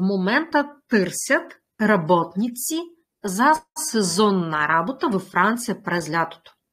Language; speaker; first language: Bulgarian; non-native, fluent; Russian